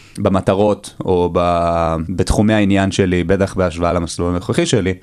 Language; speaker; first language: Hebrew; native; Hebrew